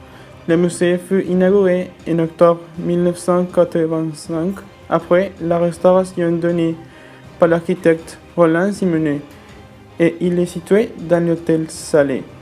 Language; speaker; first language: French; non-native, learner; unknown